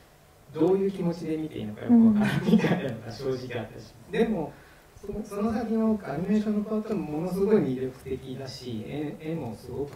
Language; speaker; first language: Japanese; native; Japanese